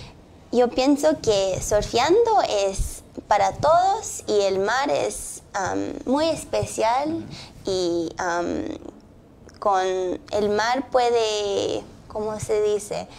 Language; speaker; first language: Spanish; early bilingual, heritage; English